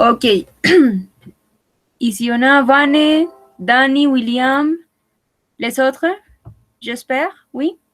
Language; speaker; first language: French; non-native, fluent; Spanish